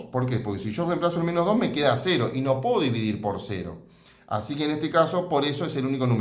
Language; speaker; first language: Spanish; native; Spanish